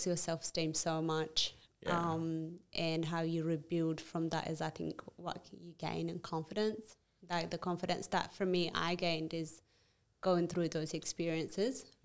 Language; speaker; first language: English; non-native, fluent; Amharic